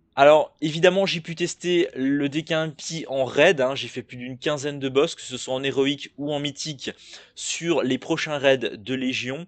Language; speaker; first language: French; native; French